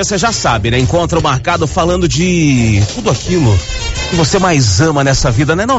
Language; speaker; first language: Portuguese; native; Portuguese